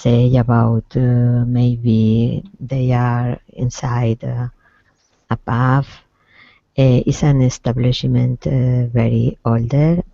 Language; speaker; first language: English; non-native, learner; Spanish